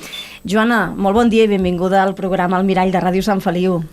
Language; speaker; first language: Catalan; native; Catalan